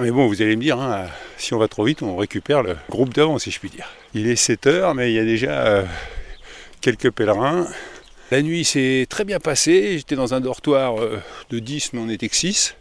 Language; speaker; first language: French; native; French